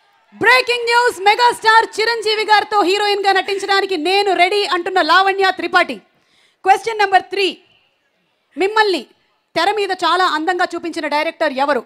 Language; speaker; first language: Telugu; native; Telugu